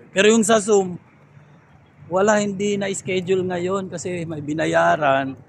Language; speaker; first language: Filipino; non-native, local second language; Waray